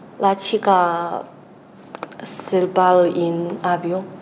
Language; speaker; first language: Spanish; non-native, learner; Chinese